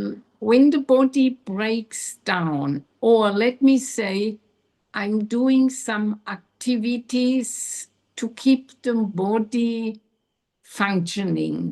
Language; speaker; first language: English; non-native, learner; German